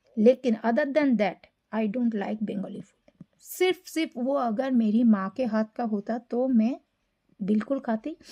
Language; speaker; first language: Hindi; non-native, local second language; Bangla